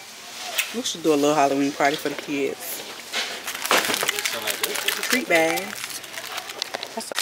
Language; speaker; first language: English; native; English